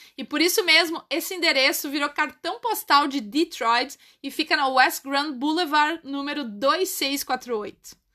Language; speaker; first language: Portuguese; native; Portuguese